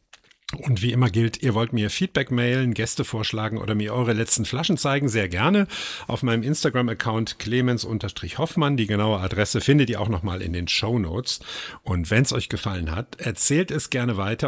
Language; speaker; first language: German; native; German